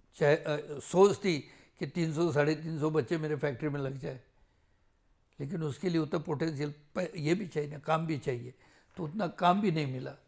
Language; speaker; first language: Hindi; non-native, local second language; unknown